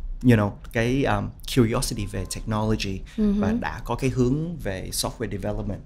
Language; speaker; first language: Vietnamese; early bilingual, heritage; Vietnamese